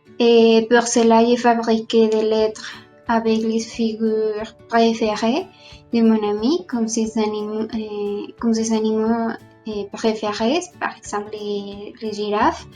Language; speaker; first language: French; non-native, learner; Spanish